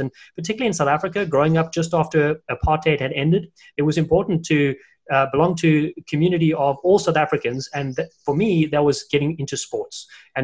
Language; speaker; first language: English; native; English